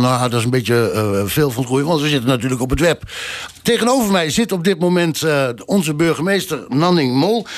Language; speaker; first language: Dutch; native; Dutch